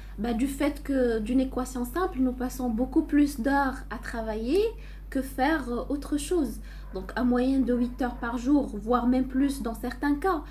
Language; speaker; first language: French; non-native, local second language; Arabic